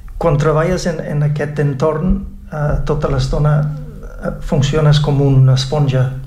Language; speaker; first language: Catalan; non-native, fluent; English